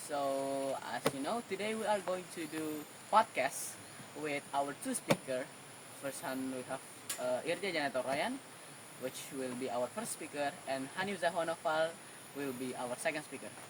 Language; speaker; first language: English; non-native, learner; Indonesian